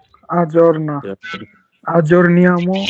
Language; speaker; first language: Italian; non-native, learner; Bangla